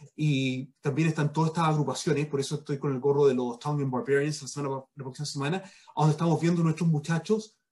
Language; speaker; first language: Spanish; early bilingual, heritage; Spanish